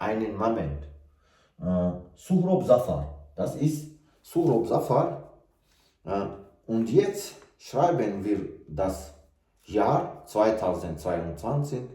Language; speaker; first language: German; non-native, learner; Tajik